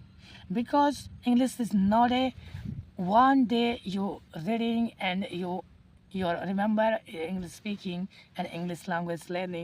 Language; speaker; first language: English; non-native, learner; Hindi